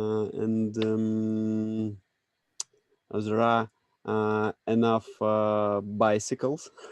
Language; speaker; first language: English; non-native, learner; Russian